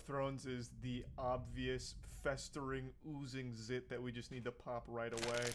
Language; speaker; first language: English; native; English